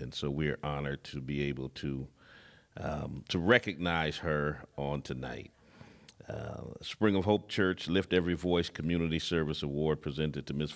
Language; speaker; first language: English; native; English